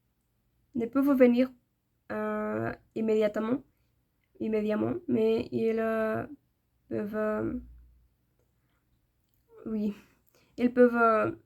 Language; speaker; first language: French; non-native, learner; Spanish